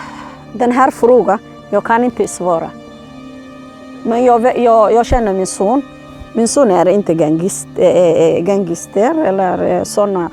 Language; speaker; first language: Swedish; non-native, learner; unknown